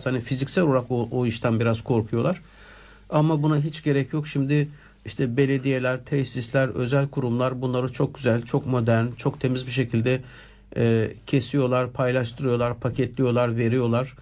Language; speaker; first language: Turkish; native; Turkish